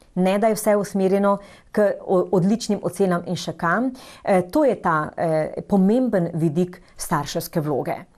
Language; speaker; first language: Slovenian; native; Slovenian